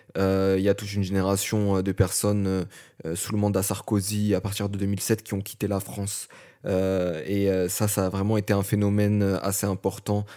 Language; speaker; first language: French; native; French